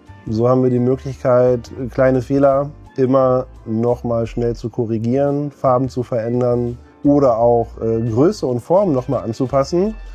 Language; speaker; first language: German; native; German